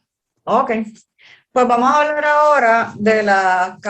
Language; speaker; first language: Spanish; native; Spanish